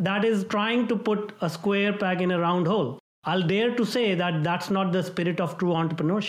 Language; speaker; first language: English; non-native, local second language; Hindi